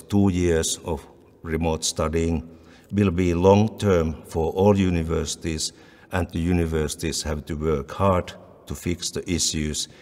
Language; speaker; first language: English; non-native, fluent; Finnish